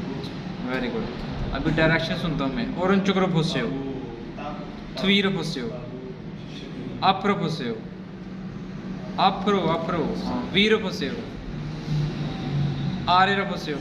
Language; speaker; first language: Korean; non-native, fluent; Urdu